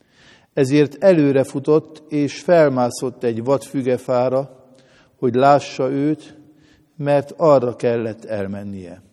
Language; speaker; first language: Hungarian; native; Hungarian